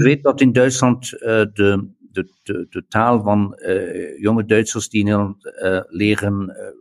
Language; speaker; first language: Dutch; non-native, learner; German